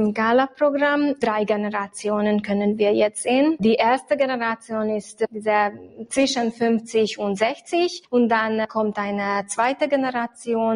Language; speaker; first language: German; non-native, local second language; Hungarian